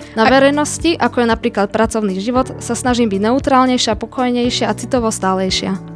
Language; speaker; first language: Slovak; non-native, local second language; Hungarian